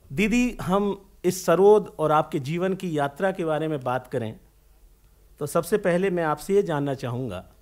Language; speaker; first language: Hindi; native; Hindi